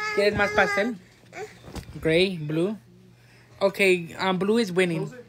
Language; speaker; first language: English; native; English